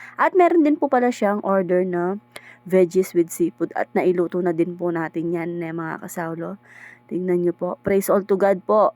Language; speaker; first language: Filipino; native; Filipino